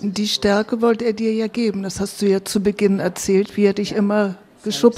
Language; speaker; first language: German; native; German